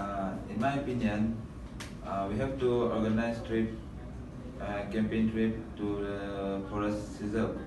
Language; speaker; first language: English; non-native, learner; Malay